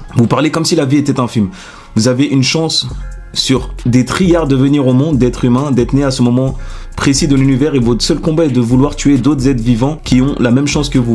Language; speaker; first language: French; native; French